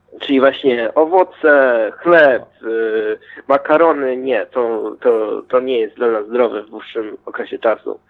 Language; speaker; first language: Polish; early bilingual, heritage; Polish